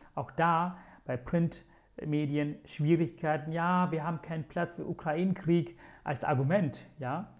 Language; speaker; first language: German; non-native, fluent; Tamil